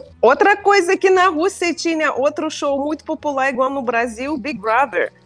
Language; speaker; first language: Portuguese; non-native, fluent; Russian